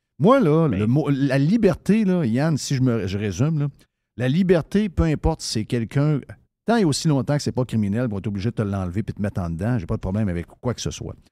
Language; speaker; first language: French; native; French